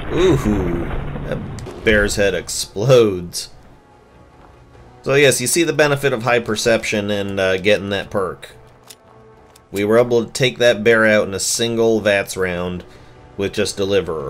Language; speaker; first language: English; native; English